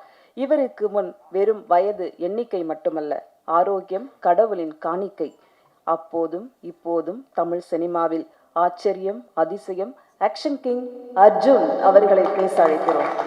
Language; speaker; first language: Tamil; native; Tamil